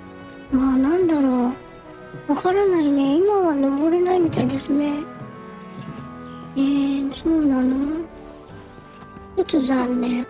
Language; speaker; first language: Japanese; native; Japanese